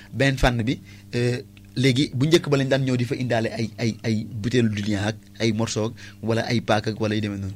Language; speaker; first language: Wolof; native; Wolof